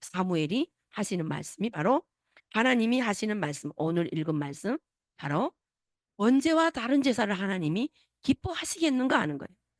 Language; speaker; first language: Korean; native; Korean